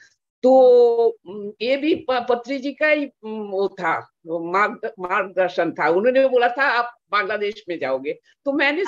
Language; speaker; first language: Hindi; non-native, local second language; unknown